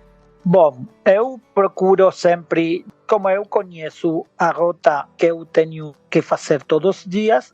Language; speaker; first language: Portuguese; non-native, learner; Spanish